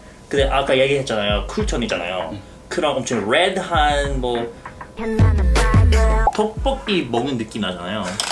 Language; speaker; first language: Korean; non-native, fluent; English